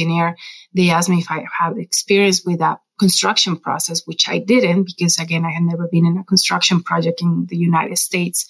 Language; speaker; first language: English; non-native, fluent; Spanish